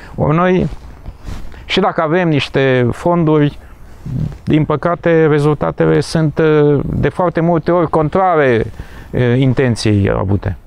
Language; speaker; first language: Romanian; native; Romanian